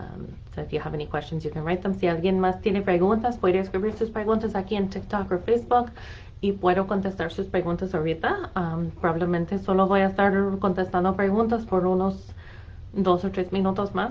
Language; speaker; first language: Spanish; non-native, fluent; English